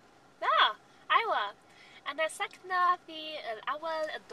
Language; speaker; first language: Arabic; non-native, learner; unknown